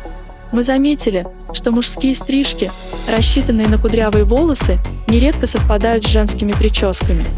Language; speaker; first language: Russian; native; Russian